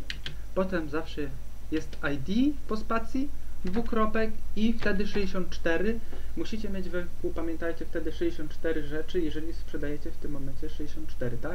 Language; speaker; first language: Polish; native; Polish